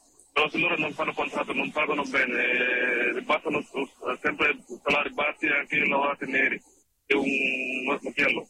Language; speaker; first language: Italian; non-native, learner; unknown